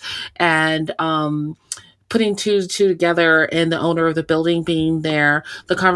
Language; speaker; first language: English; native; English